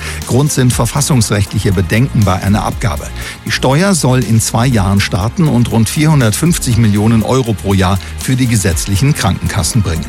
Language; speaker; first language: German; native; German